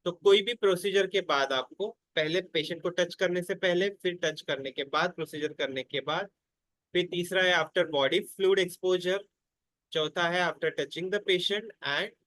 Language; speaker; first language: Hindi; non-native, local second language; Marathi